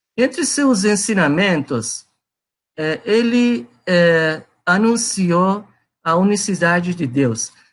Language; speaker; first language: Portuguese; non-native, fluent; Persian